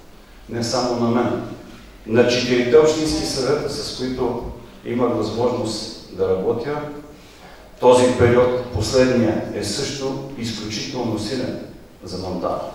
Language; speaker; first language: Bulgarian; native; Bulgarian